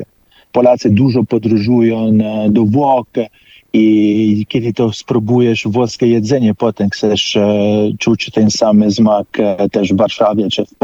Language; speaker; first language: Polish; non-native, fluent; Italian